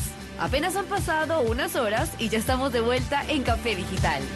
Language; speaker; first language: Spanish; native; Spanish